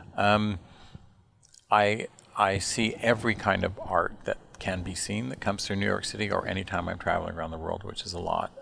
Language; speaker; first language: English; native; English